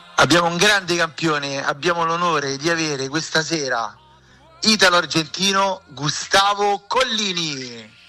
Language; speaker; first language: Italian; native; Italian